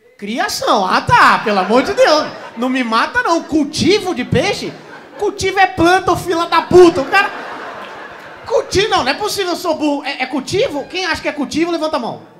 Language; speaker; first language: Portuguese; native; Portuguese